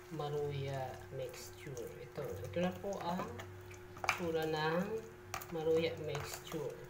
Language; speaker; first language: Filipino; non-native, local second language; Bikol